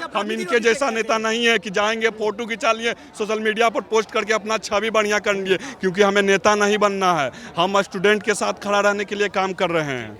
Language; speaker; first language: Hindi; non-native, local second language; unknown